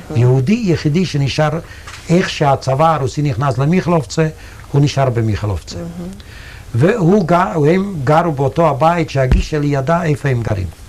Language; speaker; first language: Hebrew; non-native, fluent; Yiddish